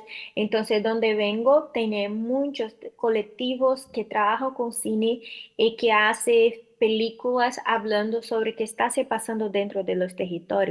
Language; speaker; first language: Spanish; non-native, learner; Portuguese